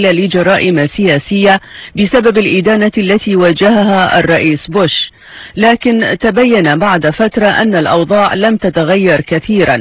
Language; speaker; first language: Arabic; native; Arabic